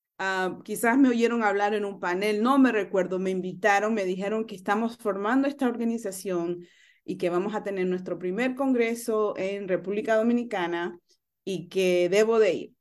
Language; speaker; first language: Spanish; early bilingual, heritage; Spanish